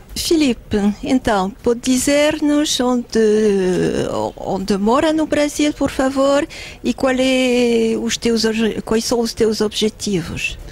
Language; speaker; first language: Portuguese; non-native, fluent; French